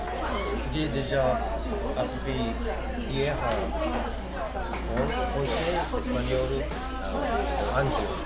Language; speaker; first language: French; non-native, learner; Japanese